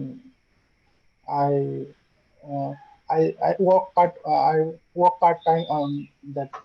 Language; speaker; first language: English; non-native, learner; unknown